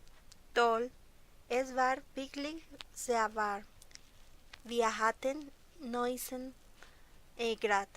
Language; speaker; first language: German; non-native, learner; Spanish